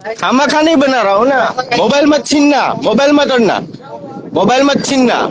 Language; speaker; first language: Hindi; non-native, local second language; Gujarati